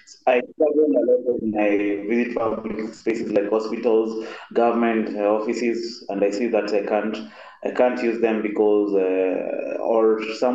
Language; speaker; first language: English; non-native, local second language; Kamba